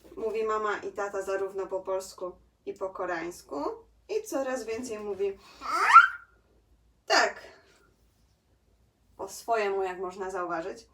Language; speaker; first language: Polish; native; Polish